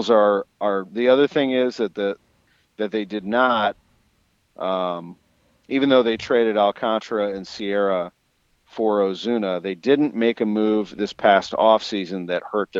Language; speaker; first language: English; native; English